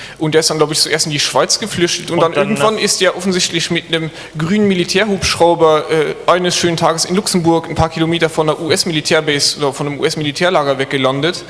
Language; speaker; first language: German; non-native, local second language; Luxembourgish